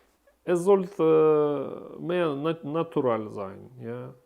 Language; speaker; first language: German; non-native, learner; Russian